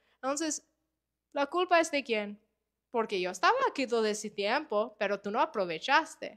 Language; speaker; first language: Spanish; non-native, fluent; English